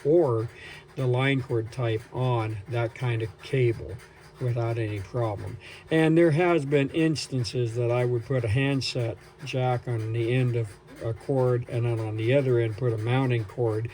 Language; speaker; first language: English; native; English